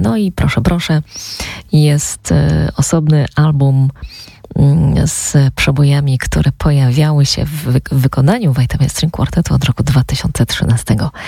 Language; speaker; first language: Polish; native; Polish